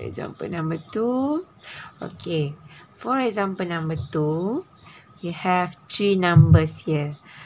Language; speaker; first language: English; non-native, local second language; Malay